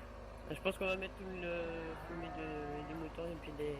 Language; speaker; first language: French; native; French